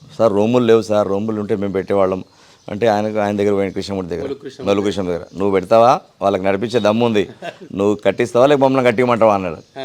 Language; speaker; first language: Telugu; non-native, local second language; Urdu